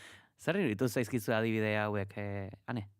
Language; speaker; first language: Basque; native; Basque